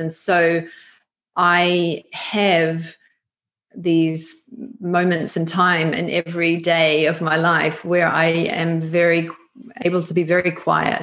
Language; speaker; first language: English; native; English